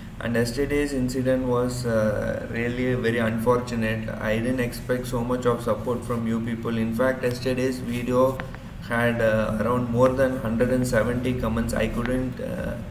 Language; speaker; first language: English; non-native, local second language; Urdu